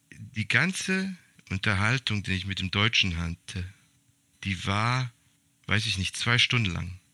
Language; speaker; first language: German; early bilingual, other home language; Serbian